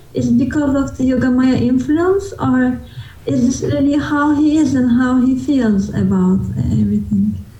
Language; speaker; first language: English; non-native, fluent; Turkish